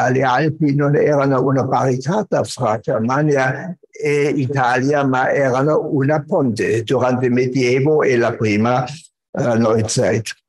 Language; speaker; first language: Italian; non-native, fluent; German